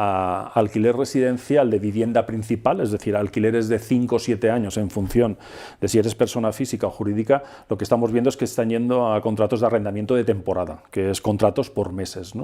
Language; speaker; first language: Spanish; native; Spanish